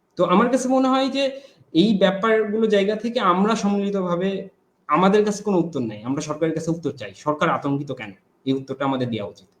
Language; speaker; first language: Bangla; non-native, local second language; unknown